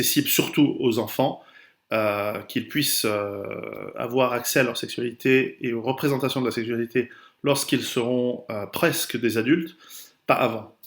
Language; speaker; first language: French; native; French